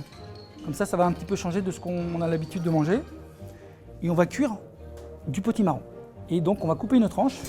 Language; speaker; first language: French; native; French